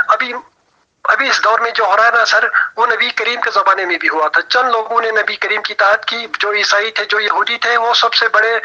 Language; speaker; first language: Urdu; non-native, local second language; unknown